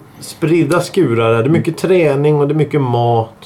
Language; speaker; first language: Swedish; native; Swedish